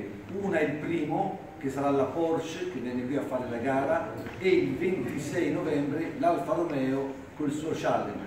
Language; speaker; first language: Italian; native; Italian